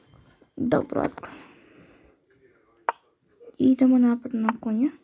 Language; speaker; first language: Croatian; early bilingual, heritage; Croatian